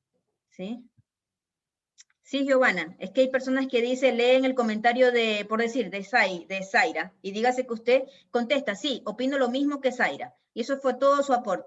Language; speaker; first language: Spanish; native; Spanish